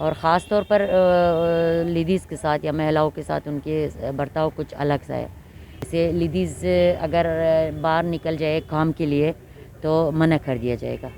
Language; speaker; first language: Hindi; non-native, fluent; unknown